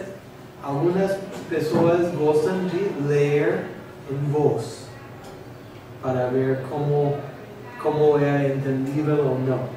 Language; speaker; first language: Portuguese; non-native, learner; English